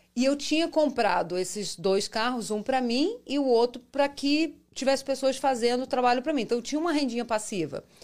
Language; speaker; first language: Portuguese; native; Portuguese